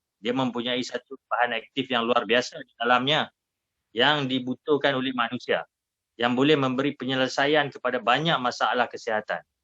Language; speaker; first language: Malay; native; Malay